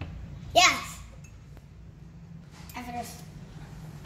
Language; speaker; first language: English; non-native, learner; Vietnamese